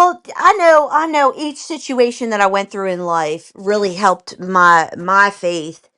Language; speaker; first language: English; native; English